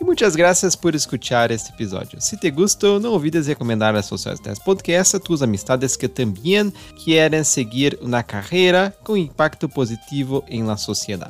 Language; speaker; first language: Spanish; non-native, learner; Portuguese